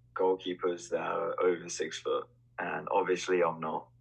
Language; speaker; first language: English; native; English